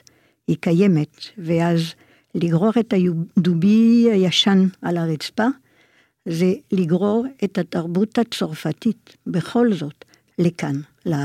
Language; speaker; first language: Hebrew; non-native, fluent; French